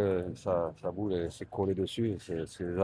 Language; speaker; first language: French; native; French